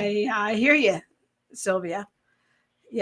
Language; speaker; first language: English; native; English